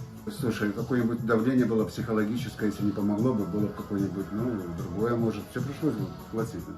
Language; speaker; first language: Russian; native; Russian